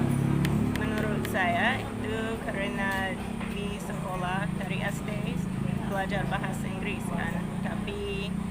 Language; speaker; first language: Indonesian; non-native, fluent; English